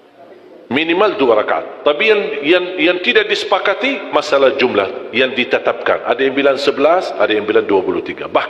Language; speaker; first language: Indonesian; non-native, fluent; Arabic